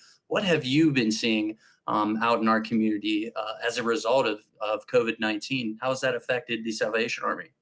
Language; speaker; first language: English; native; English